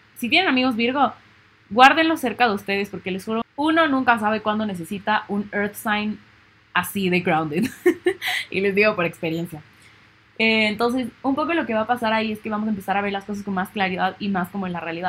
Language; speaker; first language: Spanish; native; Spanish